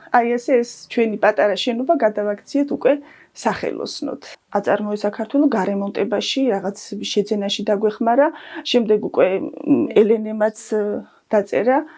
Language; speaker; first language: Georgian; native; Georgian